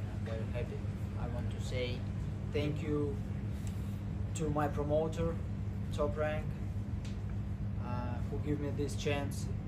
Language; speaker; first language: English; non-native, learner; Ukrainian